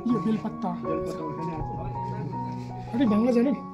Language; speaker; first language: Hindi; non-native, local second language; Bangla